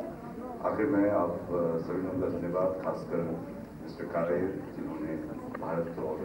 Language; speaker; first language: Hindi; native; Hindi